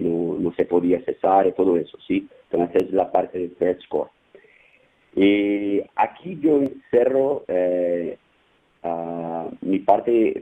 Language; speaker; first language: Spanish; non-native, fluent; Portuguese